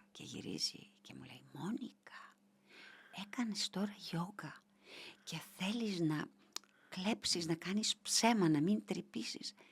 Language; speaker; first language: Greek; non-native, fluent; Bulgarian